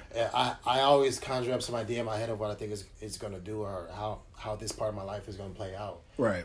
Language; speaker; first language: English; native; English